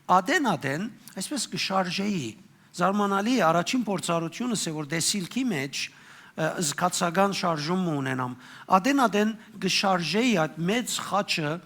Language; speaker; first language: Armenian; native; Armenian